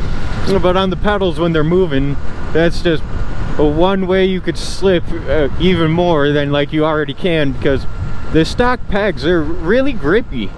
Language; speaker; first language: English; native; English